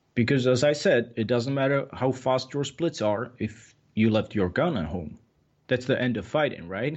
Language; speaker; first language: English; non-native, fluent; Czech